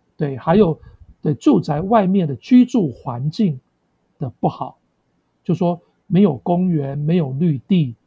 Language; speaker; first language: Chinese; native; Chinese